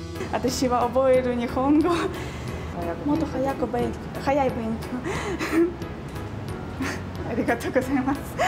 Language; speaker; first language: Japanese; non-native, learner; Ukrainian